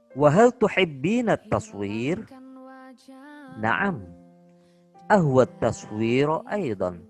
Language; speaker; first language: Arabic; non-native, fluent; Indonesian